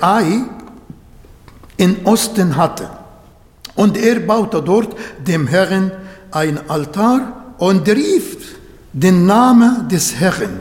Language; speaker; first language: German; non-native, fluent; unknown